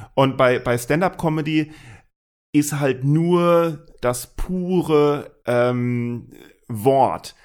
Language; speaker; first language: German; native; German